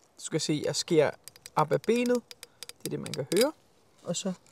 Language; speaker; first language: Danish; native; Danish